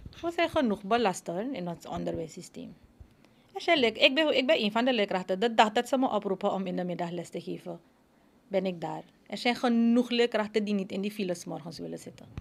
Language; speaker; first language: Dutch; native; Dutch